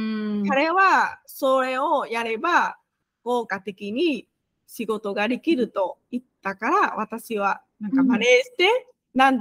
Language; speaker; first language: Japanese; non-native, fluent; Vietnamese